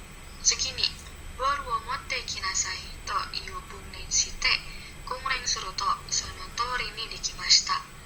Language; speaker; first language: Japanese; non-native, learner; Indonesian